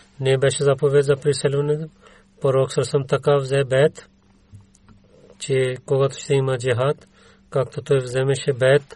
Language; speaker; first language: Bulgarian; non-native, learner; Urdu